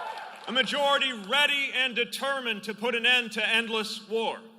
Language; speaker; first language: English; native; English